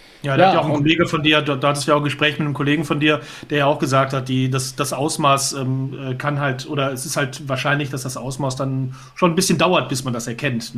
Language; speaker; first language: German; native; German